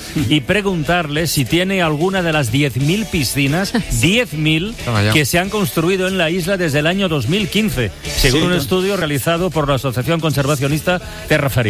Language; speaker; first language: Spanish; native; Spanish